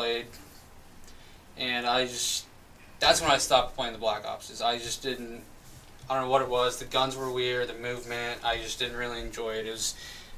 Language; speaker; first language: English; native; English